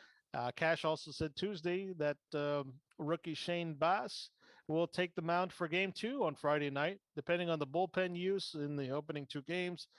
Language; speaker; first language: English; native; English